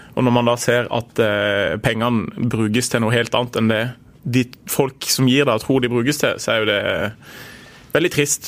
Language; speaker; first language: Norwegian; native; Norwegian